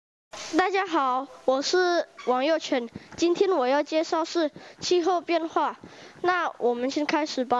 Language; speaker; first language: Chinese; non-native, learner; Indonesian